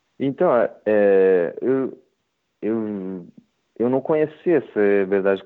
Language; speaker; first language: Portuguese; non-native, learner; Japanese